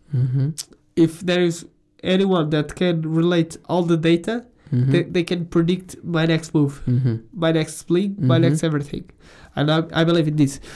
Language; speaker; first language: English; non-native, fluent; Portuguese